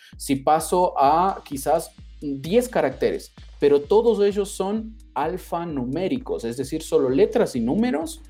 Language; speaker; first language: Spanish; native; Spanish